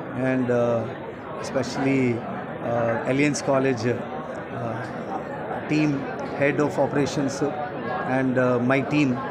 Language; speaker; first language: English; non-native, local second language; Telugu